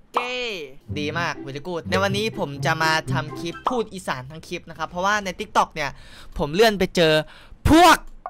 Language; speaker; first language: Thai; native; Thai